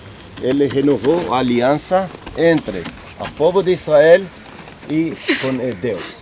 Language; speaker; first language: Portuguese; non-native, learner; Hebrew